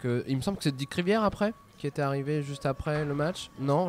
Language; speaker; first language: French; native; French